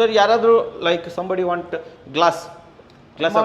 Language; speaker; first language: Kannada; native; Kannada